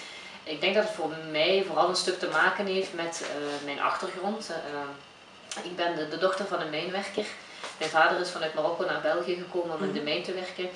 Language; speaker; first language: Dutch; early bilingual, other home language; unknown